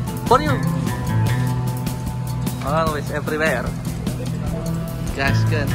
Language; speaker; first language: English; non-native, learner; Indonesian